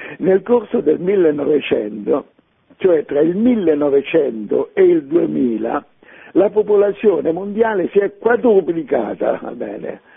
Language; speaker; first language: Italian; native; Italian